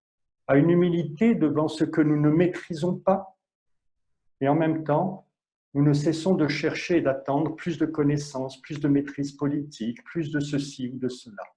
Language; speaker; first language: French; native; French